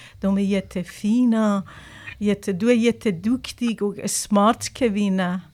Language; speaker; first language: Swedish; non-native, learner; Persian